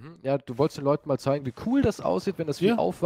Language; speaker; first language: German; native; German